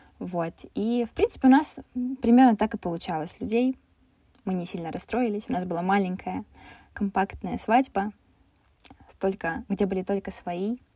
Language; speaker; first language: Russian; native; Russian